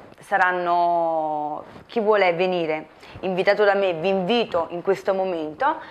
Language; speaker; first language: Italian; native; Italian